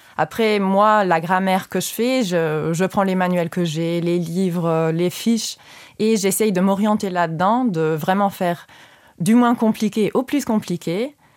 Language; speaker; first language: French; non-native, local second language; Luxembourgish